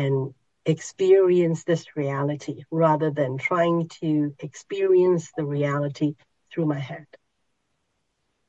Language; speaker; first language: English; non-native, local second language; Cantonese